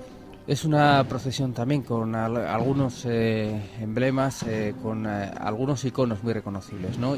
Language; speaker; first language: Spanish; native; Spanish